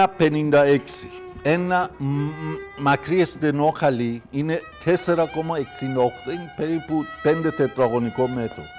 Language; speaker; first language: Greek; non-native, learner; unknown